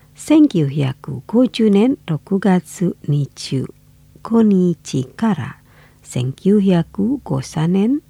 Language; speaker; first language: Japanese; non-native, fluent; Indonesian